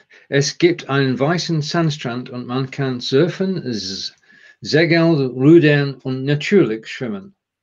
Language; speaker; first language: German; non-native, learner; English